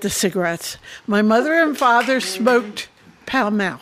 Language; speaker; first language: English; native; English